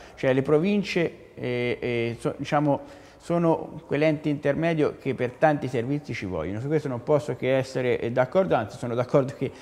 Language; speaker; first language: Italian; native; Italian